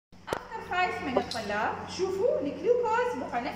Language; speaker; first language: Arabic; native; Arabic